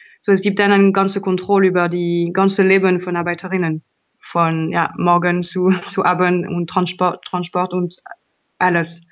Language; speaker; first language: German; non-native, learner; French